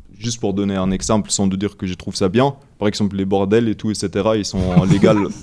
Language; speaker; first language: French; non-native, fluent; German